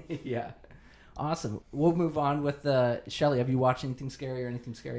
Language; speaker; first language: English; native; English